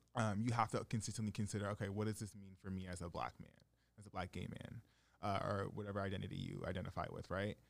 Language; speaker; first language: English; native; English